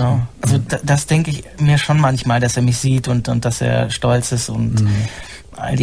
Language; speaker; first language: German; native; German